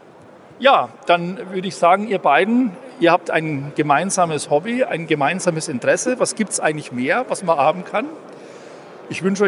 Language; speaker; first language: German; native; German